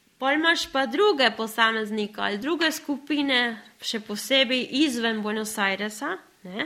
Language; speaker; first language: Slovenian; early bilingual, other home language; Spanish